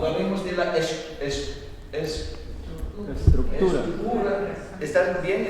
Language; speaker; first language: Spanish; non-native, fluent; English